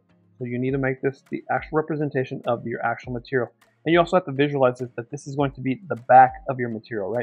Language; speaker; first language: English; native; English